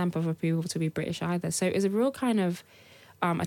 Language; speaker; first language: English; native; English